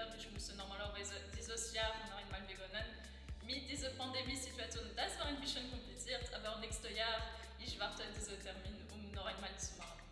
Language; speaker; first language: German; non-native, learner; French